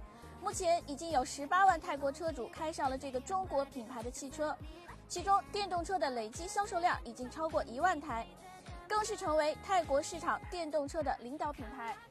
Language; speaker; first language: Chinese; native; Chinese